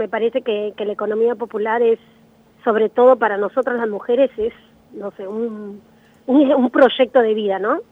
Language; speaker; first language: Spanish; native; Spanish